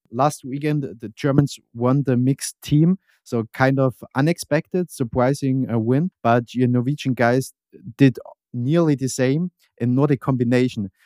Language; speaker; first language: English; non-native, fluent; German